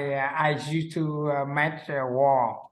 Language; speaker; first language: English; non-native, learner; Vietnamese